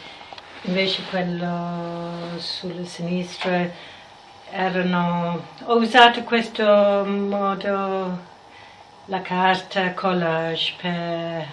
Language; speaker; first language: Italian; non-native, fluent; English